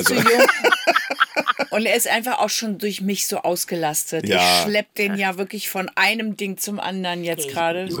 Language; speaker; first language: German; native; German